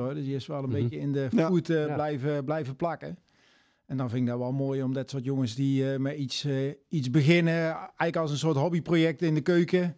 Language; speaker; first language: Dutch; native; Dutch